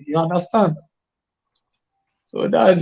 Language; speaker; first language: English; non-native, fluent; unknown